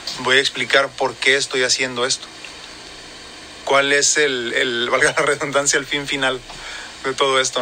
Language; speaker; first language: Spanish; native; Spanish